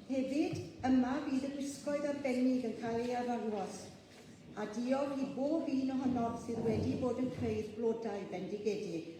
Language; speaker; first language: Welsh; native; Welsh